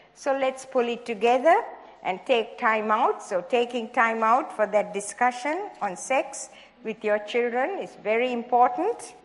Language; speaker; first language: English; non-native, local second language; Sinhala